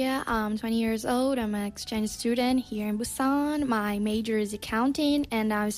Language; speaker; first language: English; non-native, fluent; Portuguese